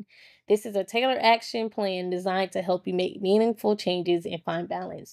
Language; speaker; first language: English; native; English